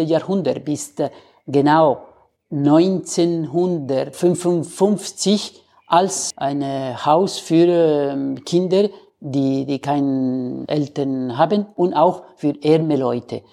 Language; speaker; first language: German; non-native, fluent; Spanish